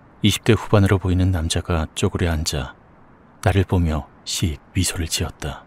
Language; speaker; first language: Korean; native; Korean